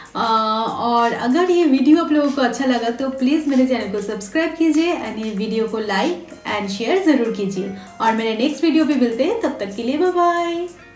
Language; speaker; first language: Hindi; non-native, local second language; Bangla